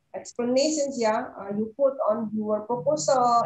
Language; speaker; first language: English; non-native, fluent; Indonesian